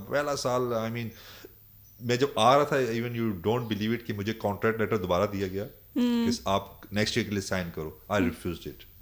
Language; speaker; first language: Urdu; non-native, local second language; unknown